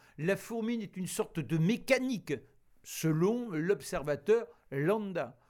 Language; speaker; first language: French; native; French